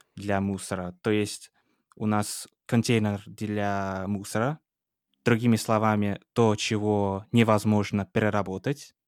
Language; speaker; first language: Russian; non-native, fluent; English